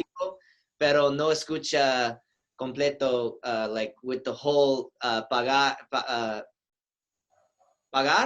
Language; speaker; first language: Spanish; non-native, learner; English